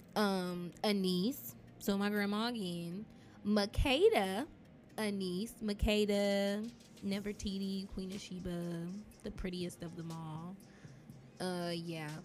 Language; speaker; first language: English; native; English